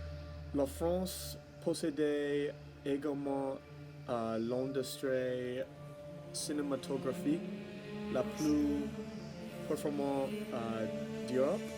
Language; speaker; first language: French; non-native, learner; English